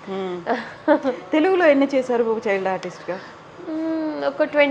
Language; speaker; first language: Telugu; non-native, learner; Malayalam